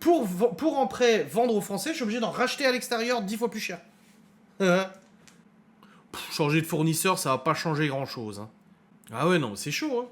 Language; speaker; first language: French; native; French